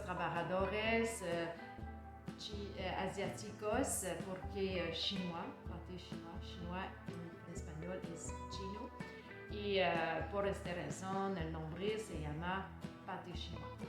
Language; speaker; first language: Spanish; non-native, learner; French